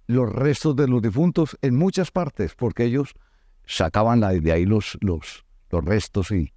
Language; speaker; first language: Spanish; native; Spanish